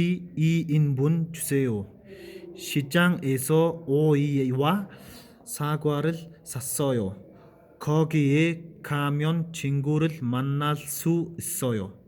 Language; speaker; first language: Korean; non-native, fluent; Mongolian